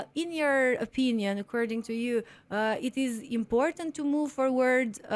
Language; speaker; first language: English; non-native, fluent; Albanian